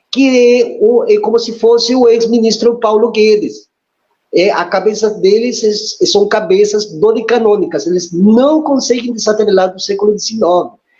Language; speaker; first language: Portuguese; non-native, fluent; Spanish